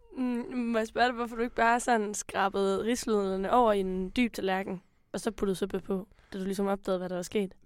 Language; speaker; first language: Danish; native; Danish